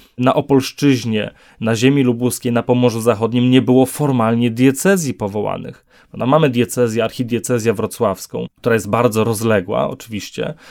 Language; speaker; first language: Polish; native; Polish